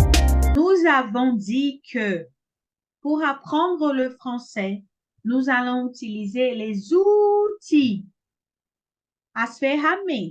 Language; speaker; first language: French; non-native, fluent; Portuguese